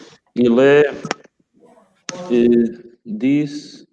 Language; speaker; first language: French; non-native, learner; Portuguese